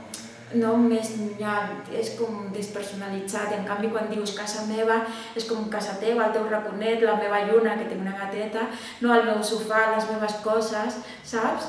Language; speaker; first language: Catalan; non-native, fluent; Spanish